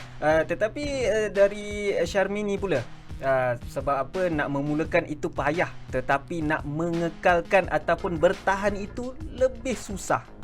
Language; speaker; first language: Malay; native; Malay